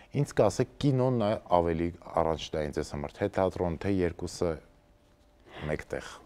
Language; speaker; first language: Armenian; native; Armenian